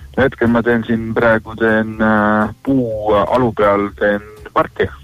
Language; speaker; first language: Estonian; native; Estonian